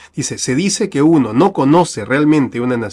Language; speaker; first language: Spanish; native; Spanish